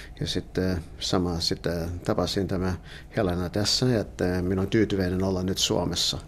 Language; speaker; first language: Finnish; early bilingual, heritage; English